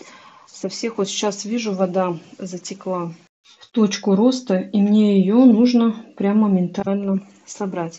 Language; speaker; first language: Russian; native; Russian